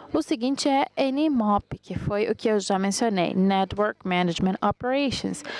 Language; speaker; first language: Portuguese; non-native, fluent; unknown